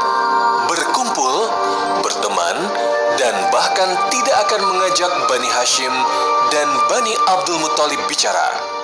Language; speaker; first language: Indonesian; native; Indonesian